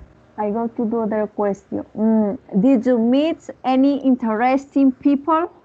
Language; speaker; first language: English; non-native, learner; Spanish